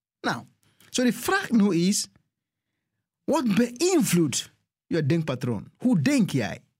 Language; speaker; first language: Dutch; non-native, fluent; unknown